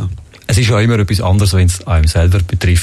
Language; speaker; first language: German; native; German